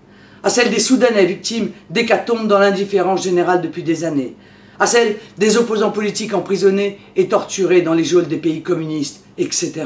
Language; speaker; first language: French; native; French